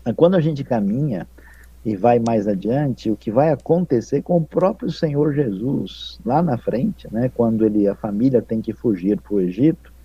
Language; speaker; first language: Portuguese; non-native, fluent; Ukrainian